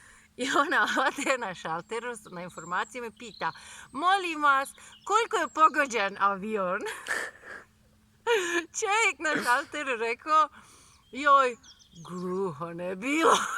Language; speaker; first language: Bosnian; non-native, fluent; Turkish